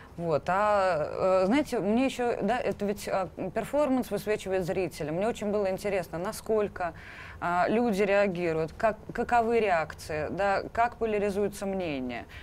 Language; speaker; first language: Russian; native; Russian